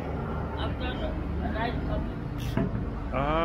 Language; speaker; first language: English; non-native, learner; Nepali